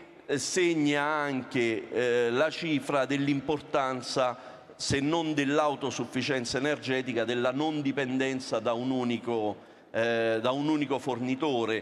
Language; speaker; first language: Italian; native; Italian